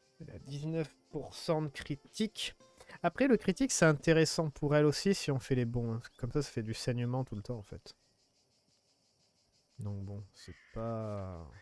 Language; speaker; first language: French; native; French